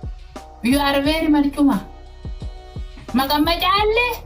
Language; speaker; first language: English; non-native, learner; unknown